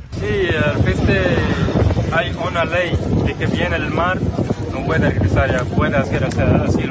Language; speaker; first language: Spanish; non-native, learner; Arabic